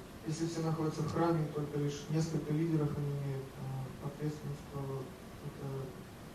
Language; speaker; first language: Russian; native; Russian